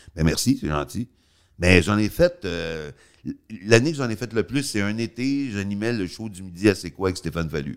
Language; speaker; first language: French; native; French